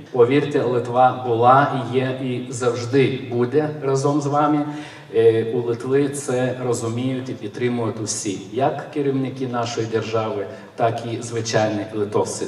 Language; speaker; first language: Ukrainian; non-native, fluent; Lithuanian